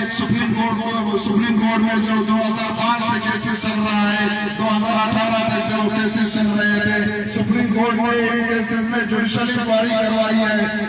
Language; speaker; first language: Urdu; non-native, local second language; Baluchi